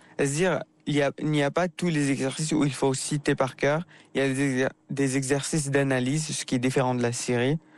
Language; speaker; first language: French; non-native, fluent; Arabic